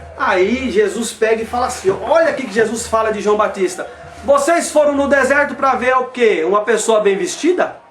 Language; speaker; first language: Portuguese; native; Portuguese